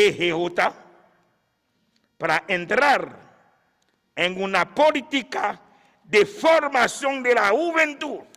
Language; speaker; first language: Spanish; non-native, fluent; Haitian Creole